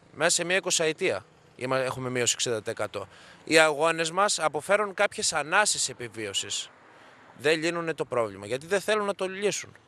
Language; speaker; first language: Greek; native; Greek